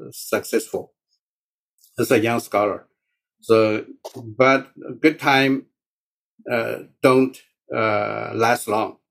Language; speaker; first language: English; non-native, learner; Chinese